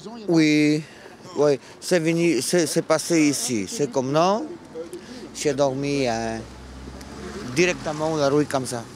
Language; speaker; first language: French; non-native, learner; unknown